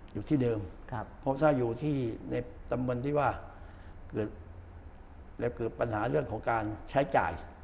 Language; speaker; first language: Thai; native; Thai